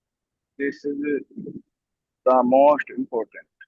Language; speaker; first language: English; non-native, learner; Hindi